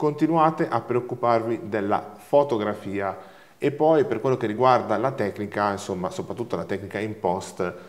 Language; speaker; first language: Italian; native; Italian